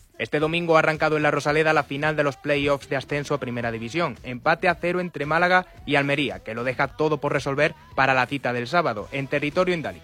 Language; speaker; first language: Spanish; native; Spanish